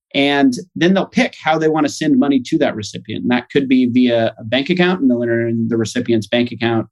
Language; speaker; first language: English; native; English